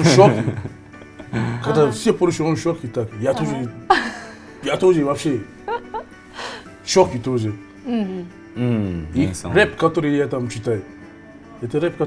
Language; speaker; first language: Russian; non-native, learner; English